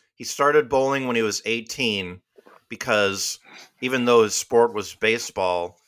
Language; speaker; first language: English; native; English